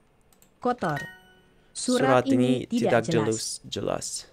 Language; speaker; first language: Indonesian; non-native, learner; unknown